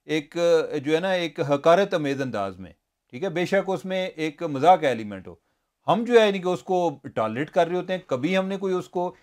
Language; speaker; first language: Urdu; non-native, local second language; Punjabi